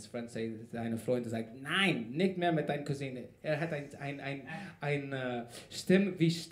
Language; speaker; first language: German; non-native, learner; Spanish